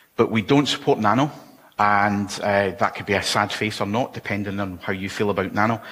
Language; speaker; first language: English; native; English